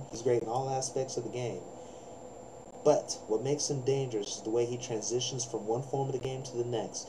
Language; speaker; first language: English; native; English